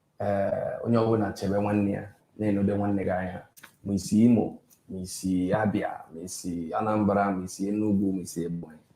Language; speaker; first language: Igbo; native; Igbo